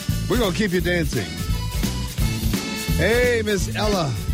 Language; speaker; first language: English; early bilingual, other home language; French